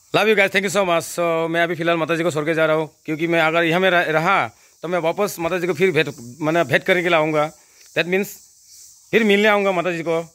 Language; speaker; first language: Hindi; non-native, local second language; Assamese